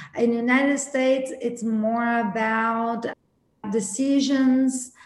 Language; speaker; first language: English; non-native, fluent; Portuguese